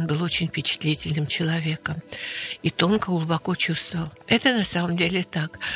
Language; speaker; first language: Russian; native; Russian